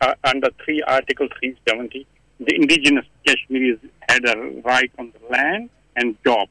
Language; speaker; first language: English; non-native, local second language; Kashmiri